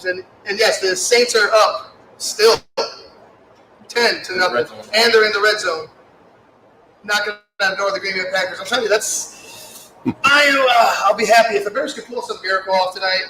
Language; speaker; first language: English; native; English